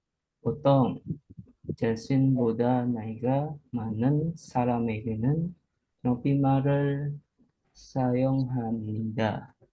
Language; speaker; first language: Korean; non-native, learner; Indonesian